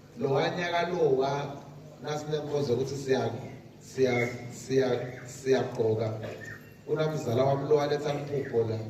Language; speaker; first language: Zulu; non-native, local second language; Swati